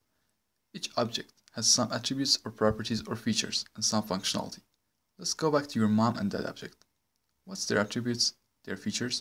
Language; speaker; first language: English; non-native, fluent; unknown